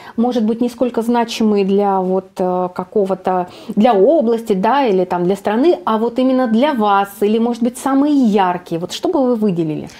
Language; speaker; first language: Russian; native; Russian